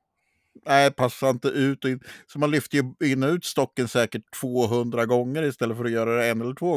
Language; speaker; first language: Swedish; native; Swedish